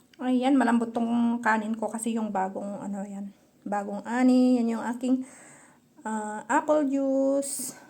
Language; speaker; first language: Filipino; non-native, local second language; Iloko